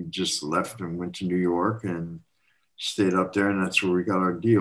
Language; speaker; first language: English; native; English